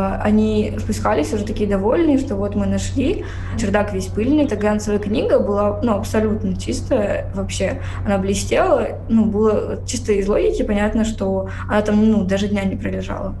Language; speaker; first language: Russian; native; Russian